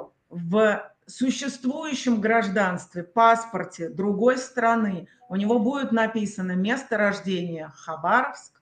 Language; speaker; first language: Russian; native; Russian